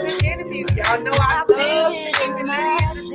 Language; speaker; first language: English; native; English